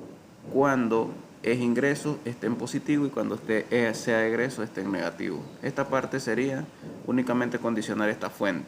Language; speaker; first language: Spanish; native; Spanish